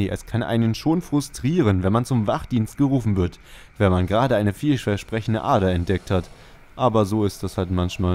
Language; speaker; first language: German; native; German